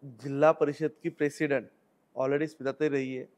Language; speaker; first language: Hindi; non-native, local second language; Marathi